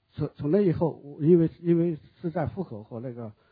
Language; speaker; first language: Chinese; native; Chinese